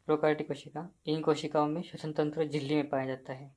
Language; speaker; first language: Hindi; non-native, local second language; Marathi